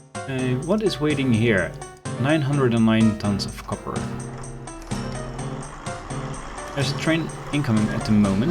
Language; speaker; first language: English; non-native, fluent; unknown